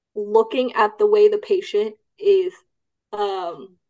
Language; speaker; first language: English; early bilingual, other home language; Cantonese